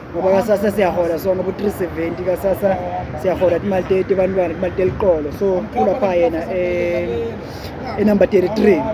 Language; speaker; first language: Zulu; native; Zulu